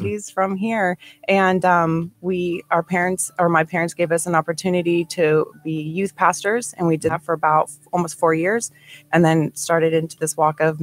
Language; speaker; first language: English; native; English